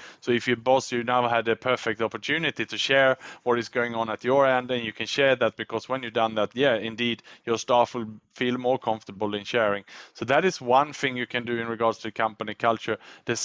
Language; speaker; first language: English; non-native, fluent; Swedish